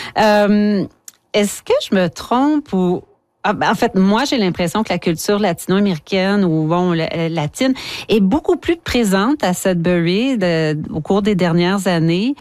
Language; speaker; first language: French; native; French